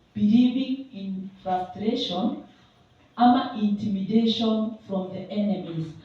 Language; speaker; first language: English; non-native, local second language; Swahili